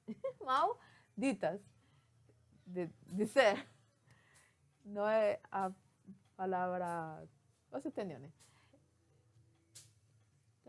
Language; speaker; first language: Portuguese; non-native, fluent; Spanish